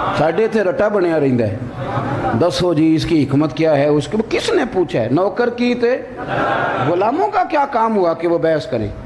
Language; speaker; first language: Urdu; non-native, local second language; Punjabi